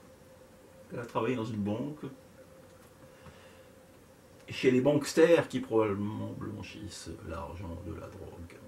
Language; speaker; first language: French; native; French